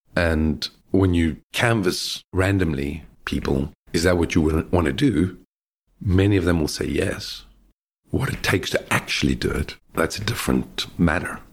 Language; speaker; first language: English; native; English